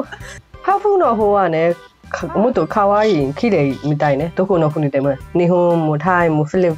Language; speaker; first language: Japanese; non-native, fluent; Burmese